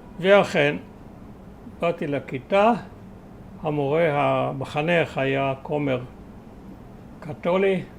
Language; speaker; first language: Hebrew; early bilingual, other home language; German